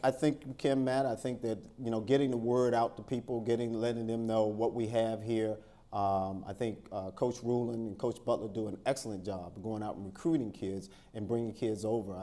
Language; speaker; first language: English; native; English